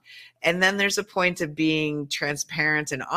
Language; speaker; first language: English; native; English